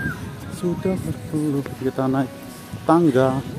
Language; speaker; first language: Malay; non-native, local second language; Javanese